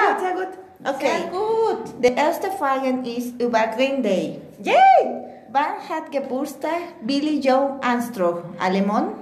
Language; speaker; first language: German; non-native, learner; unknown